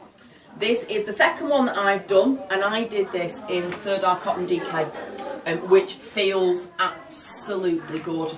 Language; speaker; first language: English; native; English